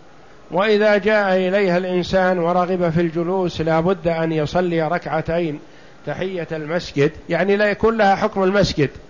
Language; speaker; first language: Arabic; native; Arabic